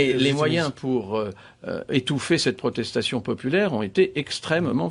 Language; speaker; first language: French; native; French